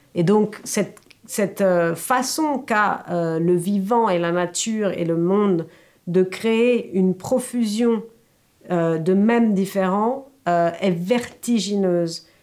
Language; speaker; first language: French; native; French